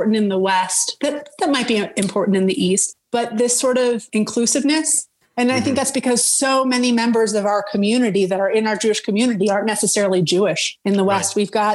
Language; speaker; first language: English; native; English